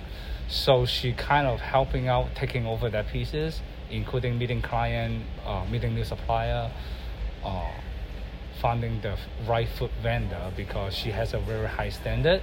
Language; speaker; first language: English; non-native, local second language; Cantonese